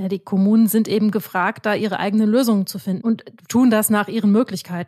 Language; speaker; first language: German; native; German